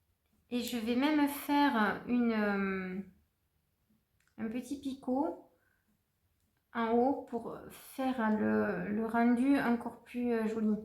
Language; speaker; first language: French; native; French